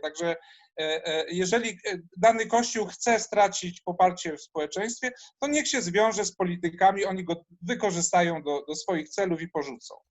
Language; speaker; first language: Polish; native; Polish